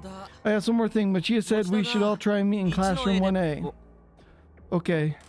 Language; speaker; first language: English; native; English